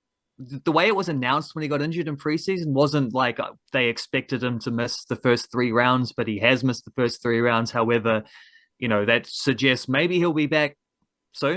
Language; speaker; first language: English; native; English